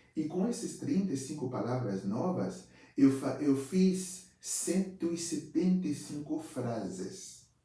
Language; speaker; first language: Portuguese; non-native, fluent; Haitian Creole